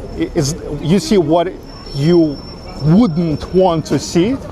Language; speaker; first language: English; non-native, fluent; Russian